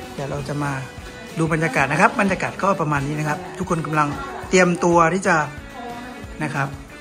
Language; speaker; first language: Thai; native; Thai